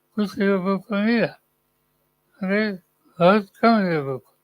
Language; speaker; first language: Hindi; non-native, local second language; Marathi